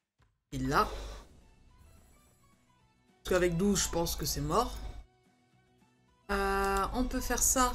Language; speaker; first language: French; native; French